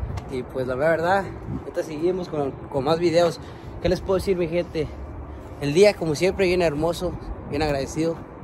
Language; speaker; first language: Spanish; early bilingual, heritage; Spanish